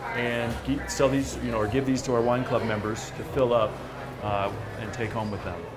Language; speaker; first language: English; native; English